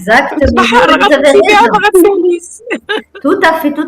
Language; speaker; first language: French; non-native, local second language; Arabic